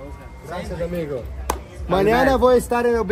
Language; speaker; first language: Portuguese; native; Portuguese